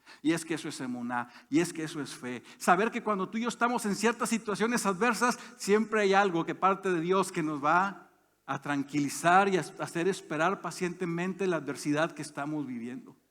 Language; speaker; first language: Spanish; native; Spanish